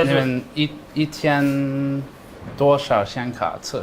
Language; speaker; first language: Chinese; non-native, learner; English